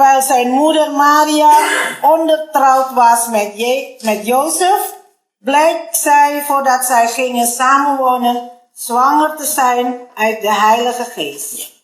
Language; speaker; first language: Dutch; non-native, learner; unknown